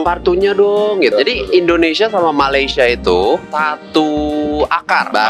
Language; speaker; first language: Indonesian; non-native, fluent; Korean